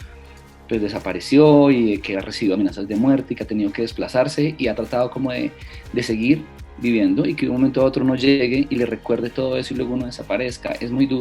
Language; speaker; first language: Spanish; native; Spanish